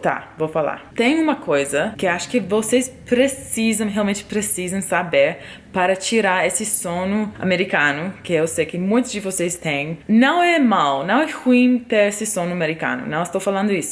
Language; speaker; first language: Portuguese; non-native, fluent; English